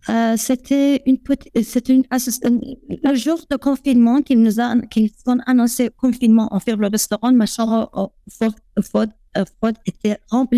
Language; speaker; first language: French; non-native, fluent; Persian